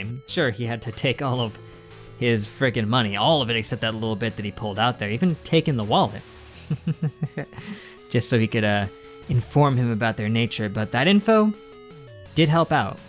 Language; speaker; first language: English; native; English